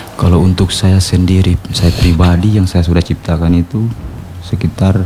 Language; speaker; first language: Indonesian; non-native, local second language; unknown